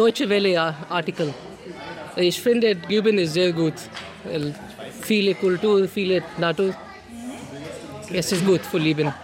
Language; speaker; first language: German; non-native, learner; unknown